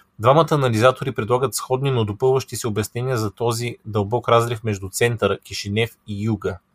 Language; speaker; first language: Bulgarian; native; Bulgarian